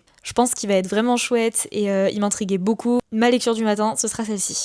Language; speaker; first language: French; native; French